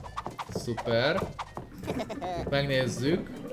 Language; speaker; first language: Hungarian; native; Hungarian